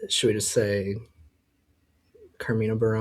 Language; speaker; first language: English; native; English